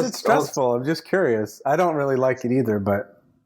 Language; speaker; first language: English; native; English